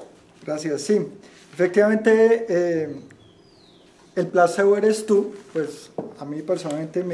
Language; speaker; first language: Spanish; native; Spanish